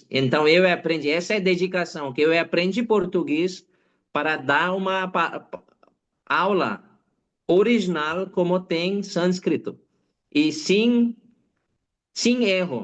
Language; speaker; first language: Portuguese; non-native, learner; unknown